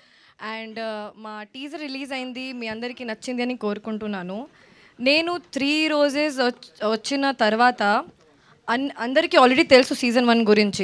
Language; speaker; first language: Telugu; non-native, fluent; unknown